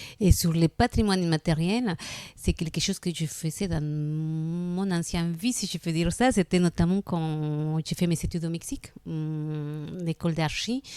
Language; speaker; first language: French; non-native, fluent; Spanish